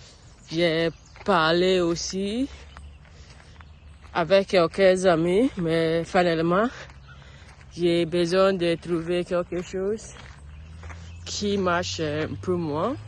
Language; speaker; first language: French; non-native, learner; English